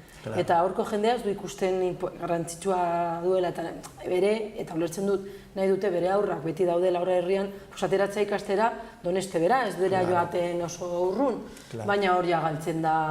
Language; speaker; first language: Basque; non-native, local second language; Spanish